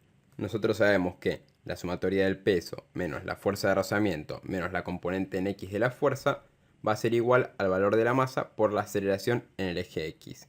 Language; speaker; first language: Spanish; native; Spanish